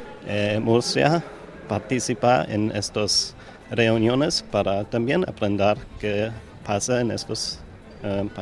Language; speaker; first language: Spanish; non-native, learner; German